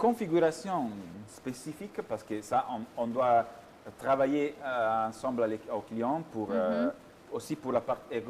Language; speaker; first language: French; non-native, fluent; Italian